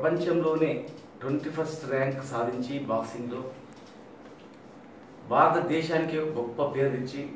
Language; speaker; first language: Telugu; native; Telugu